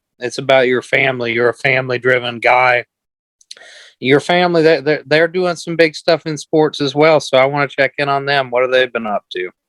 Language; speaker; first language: English; native; English